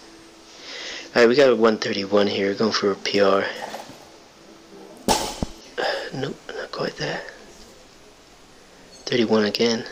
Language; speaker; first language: English; native; English